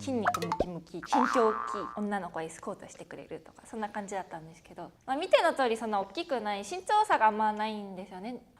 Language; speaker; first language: Japanese; native; Japanese